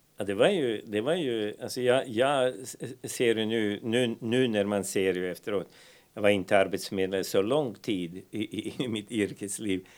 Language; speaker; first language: Swedish; non-native, fluent; Bosnian